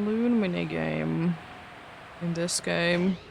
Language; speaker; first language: English; non-native, fluent; Finnish